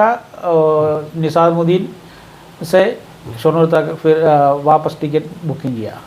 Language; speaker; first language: Hindi; non-native, local second language; Malayalam